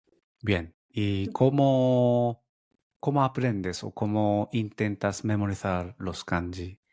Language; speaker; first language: Spanish; non-native, fluent; Japanese